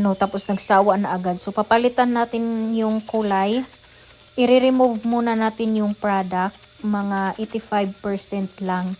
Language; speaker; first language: Filipino; non-native, local second language; Cebuano